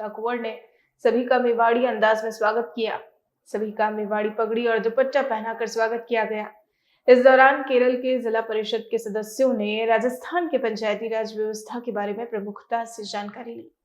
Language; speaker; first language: Hindi; native; Hindi